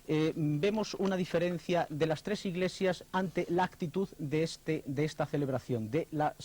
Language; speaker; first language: Spanish; native; Spanish